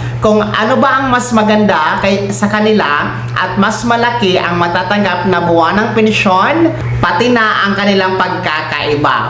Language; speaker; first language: Filipino; native; Filipino